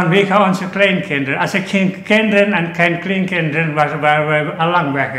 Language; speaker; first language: Dutch; early bilingual, other home language; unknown